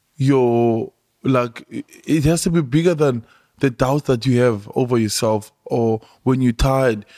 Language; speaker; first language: English; non-native, local second language; Xhosa